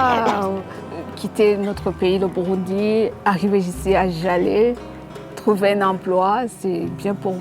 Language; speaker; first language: French; non-native, local second language; Rundi